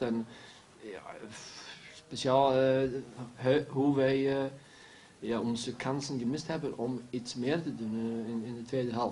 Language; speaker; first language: Dutch; non-native, fluent; Icelandic